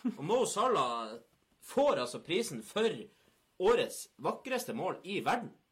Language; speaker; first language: Norwegian; native; Norwegian